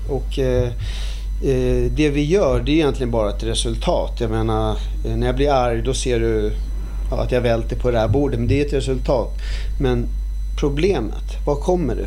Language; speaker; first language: Swedish; early bilingual, other home language; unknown